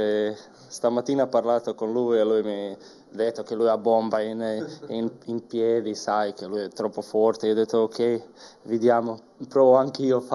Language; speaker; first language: Italian; non-native, learner; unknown